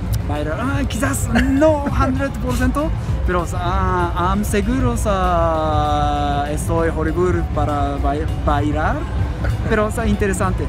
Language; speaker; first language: Spanish; non-native, learner; Japanese